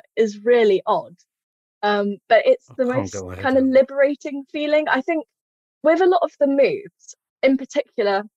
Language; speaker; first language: English; native; English